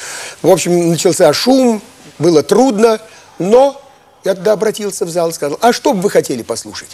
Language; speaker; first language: Russian; native; Russian